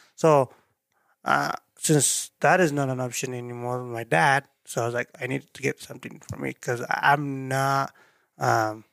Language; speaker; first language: English; non-native, fluent; Tigrinya